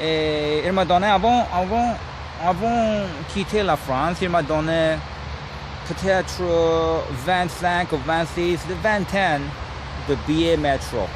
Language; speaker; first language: French; non-native, learner; English